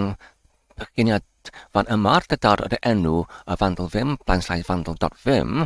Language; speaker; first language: Welsh; non-native, learner; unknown